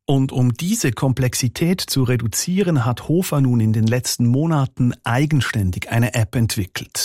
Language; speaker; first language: German; native; German